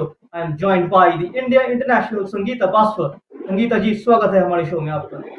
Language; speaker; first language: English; non-native, local second language; Hindi